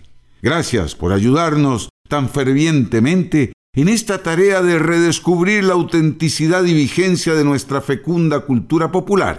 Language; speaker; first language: Spanish; native; Spanish